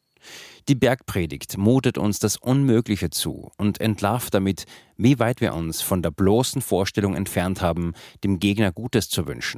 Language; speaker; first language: German; native; German